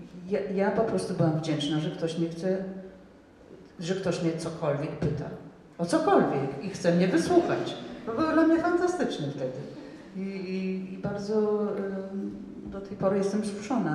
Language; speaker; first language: Polish; non-native, fluent; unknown